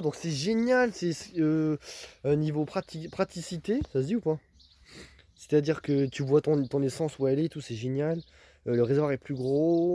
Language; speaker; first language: French; native; French